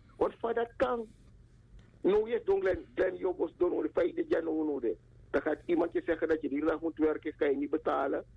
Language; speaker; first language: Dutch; native; Dutch